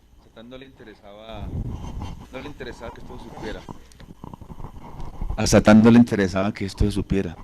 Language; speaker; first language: Spanish; native; Spanish